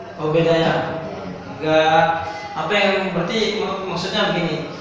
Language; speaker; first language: Indonesian; native; Indonesian